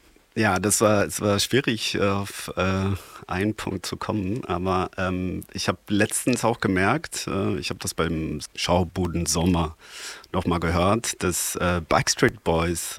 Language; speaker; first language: German; non-native, fluent; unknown